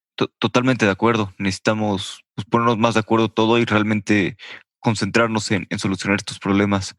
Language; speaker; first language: Spanish; native; Spanish